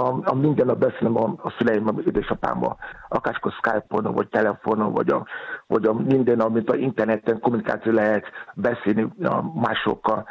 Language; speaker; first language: Hungarian; non-native, learner; Yoruba